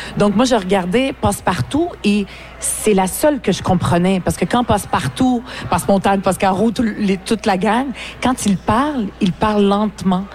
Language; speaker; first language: French; early bilingual, other home language; Arabic